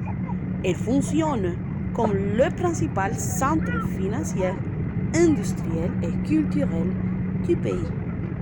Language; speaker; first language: French; non-native, learner; Spanish